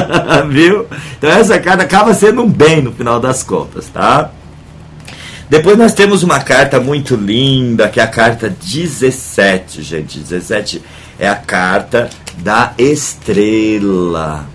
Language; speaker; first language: Portuguese; native; Portuguese